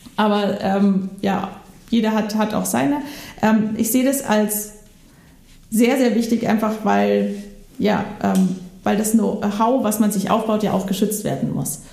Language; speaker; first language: German; native; German